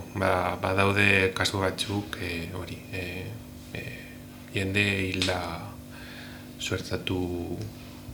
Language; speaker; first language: Basque; non-native, learner; Spanish